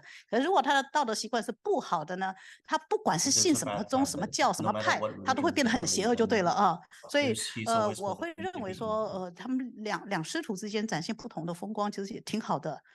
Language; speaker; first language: Chinese; native; Chinese